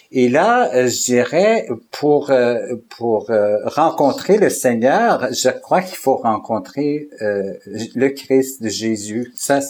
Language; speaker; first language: French; native; French